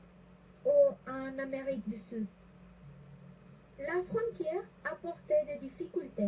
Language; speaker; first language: French; non-native, learner; Spanish